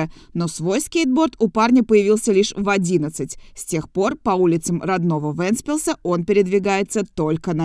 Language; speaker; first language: Russian; native; Russian